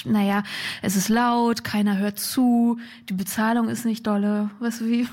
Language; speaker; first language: German; native; German